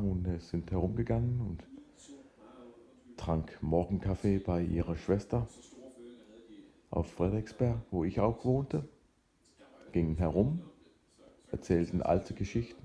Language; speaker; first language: German; non-native, fluent; Danish